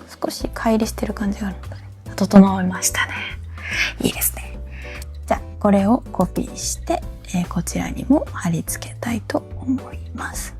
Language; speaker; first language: Japanese; native; Japanese